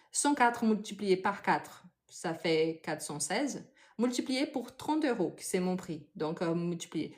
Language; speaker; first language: French; non-native, fluent; Portuguese